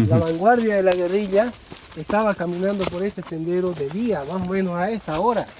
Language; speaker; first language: Spanish; native; Spanish